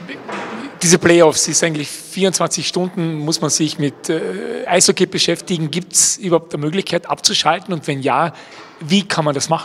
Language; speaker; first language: German; native; German